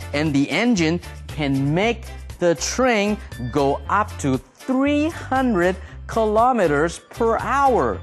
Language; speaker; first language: English; non-native, fluent; Chinese